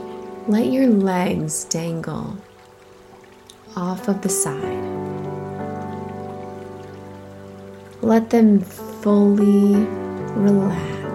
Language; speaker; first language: English; native; English